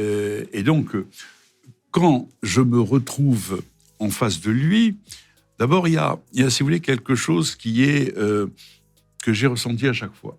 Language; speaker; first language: French; native; French